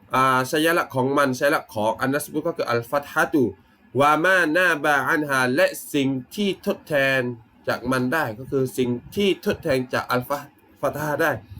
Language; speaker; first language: Thai; non-native, local second language; Malay